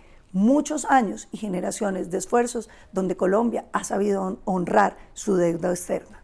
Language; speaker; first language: Spanish; native; Spanish